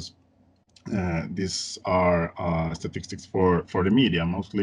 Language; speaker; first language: English; non-native, fluent; Spanish